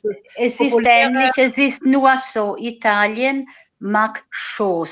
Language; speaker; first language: German; non-native, fluent; Italian